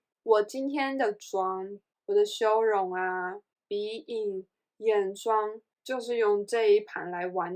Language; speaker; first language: Chinese; native; Chinese